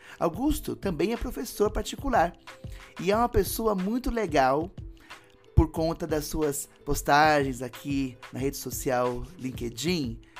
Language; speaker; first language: Portuguese; native; Portuguese